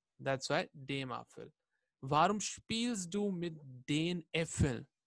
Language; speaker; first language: German; non-native, fluent; Hindi